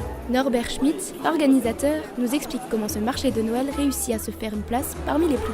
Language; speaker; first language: French; native; French